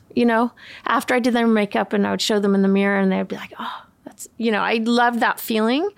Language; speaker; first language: English; early bilingual, other home language; Swedish